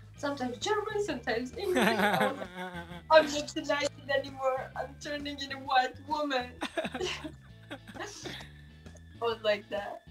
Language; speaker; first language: English; non-native, fluent; Turkish